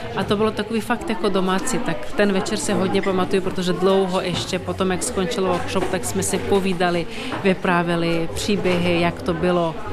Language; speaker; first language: Czech; non-native, fluent; Ukrainian